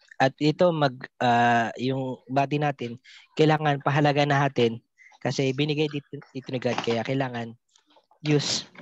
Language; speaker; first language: Filipino; non-native, local second language; Cebuano